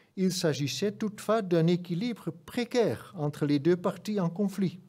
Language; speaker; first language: French; non-native, fluent; Dutch